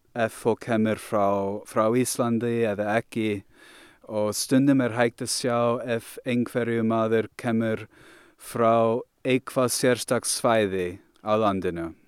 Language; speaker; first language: Icelandic; non-native, learner; English